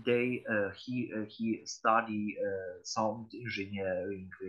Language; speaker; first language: English; non-native, learner; Polish